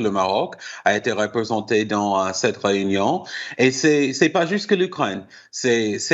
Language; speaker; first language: French; non-native, fluent; English